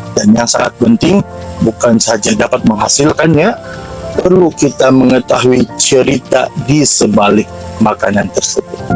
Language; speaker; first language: Malay; non-native, local second language; Central Dusun